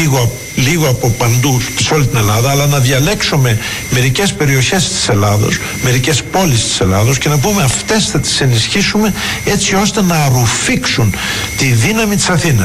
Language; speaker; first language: Greek; native; Greek